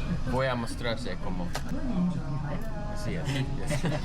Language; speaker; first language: Spanish; non-native, learner; English